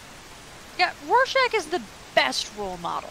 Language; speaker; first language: English; native; English